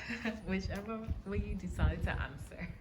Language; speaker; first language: English; native; English